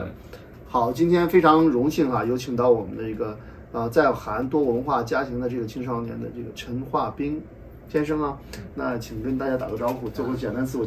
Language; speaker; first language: Chinese; native; Chinese